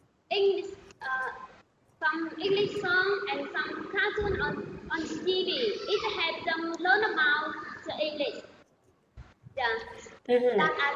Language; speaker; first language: English; non-native, learner; Vietnamese